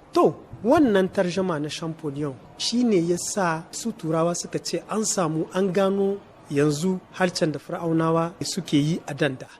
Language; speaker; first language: Hausa; native; Hausa